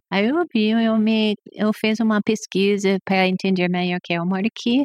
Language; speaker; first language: Portuguese; non-native, fluent; English